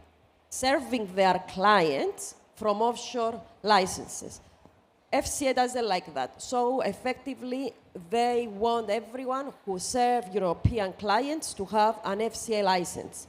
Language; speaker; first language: English; non-native, fluent; Greek